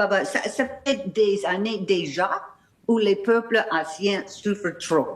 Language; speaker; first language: French; non-native, fluent; English